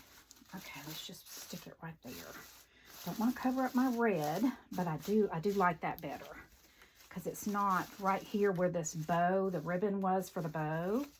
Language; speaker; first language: English; native; English